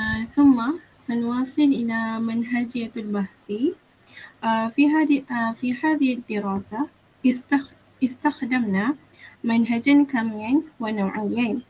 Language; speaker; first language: Arabic; non-native, learner; Malay